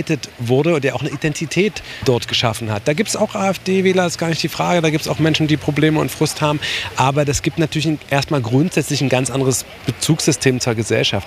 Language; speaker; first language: German; native; German